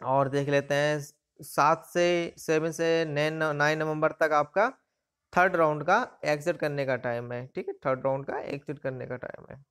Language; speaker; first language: Hindi; native; Hindi